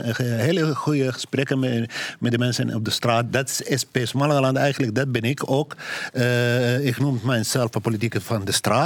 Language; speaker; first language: Dutch; non-native, learner; Arabic